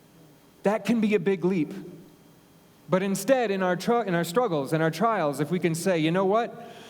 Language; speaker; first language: English; native; English